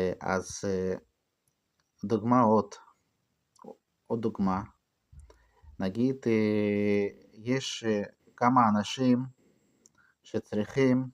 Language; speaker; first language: Hebrew; non-native, fluent; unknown